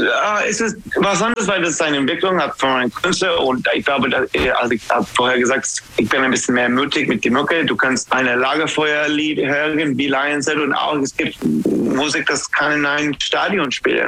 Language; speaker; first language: German; non-native, fluent; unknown